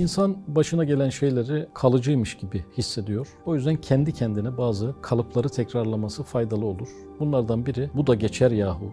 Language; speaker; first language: Turkish; native; Turkish